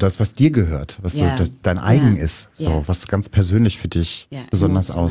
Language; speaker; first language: German; native; German